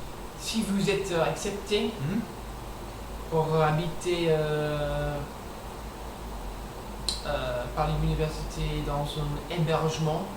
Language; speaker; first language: French; non-native, learner; English